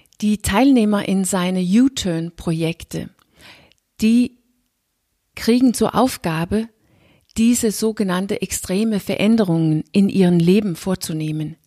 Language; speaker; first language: German; non-native, fluent; Danish